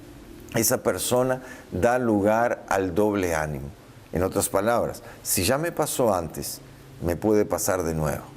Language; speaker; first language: Spanish; native; Spanish